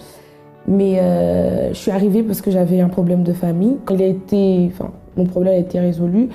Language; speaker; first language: French; native; French